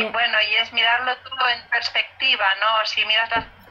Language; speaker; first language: Spanish; native; Spanish